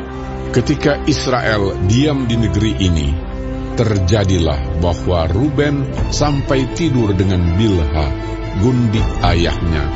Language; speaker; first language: Indonesian; native; Indonesian